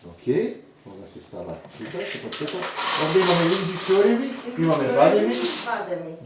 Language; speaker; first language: Macedonian; non-native, fluent; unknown